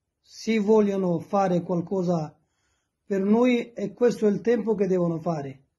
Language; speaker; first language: Italian; non-native, learner; Persian